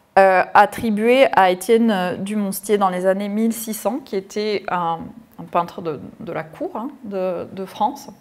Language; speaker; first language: French; native; French